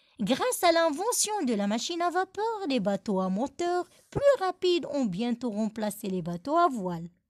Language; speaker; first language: French; non-native, local second language; Arabic